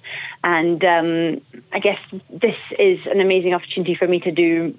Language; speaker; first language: English; native; English